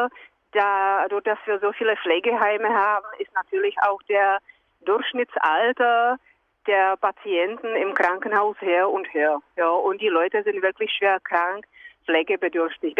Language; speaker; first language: German; non-native, fluent; Czech